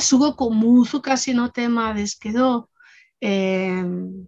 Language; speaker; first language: Japanese; non-native, fluent; Spanish